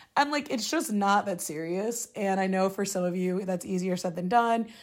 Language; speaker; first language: English; native; English